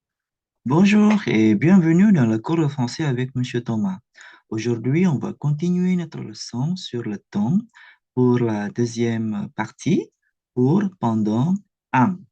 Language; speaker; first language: French; non-native, fluent; Indonesian